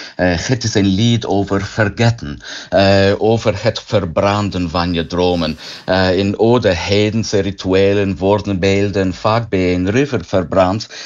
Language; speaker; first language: Dutch; non-native, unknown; English